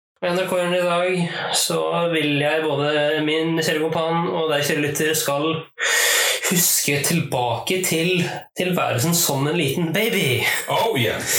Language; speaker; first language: Norwegian; native; Norwegian